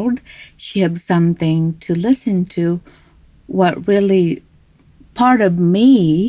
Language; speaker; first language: English; non-native, local second language; Cebuano